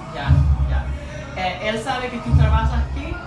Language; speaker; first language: Spanish; non-native, learner; English